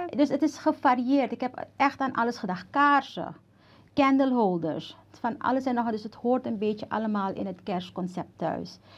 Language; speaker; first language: Dutch; native; Dutch